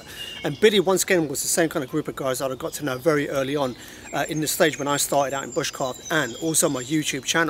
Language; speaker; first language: English; native; English